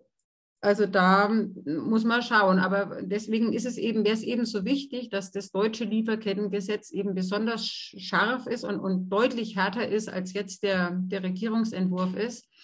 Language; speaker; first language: German; native; German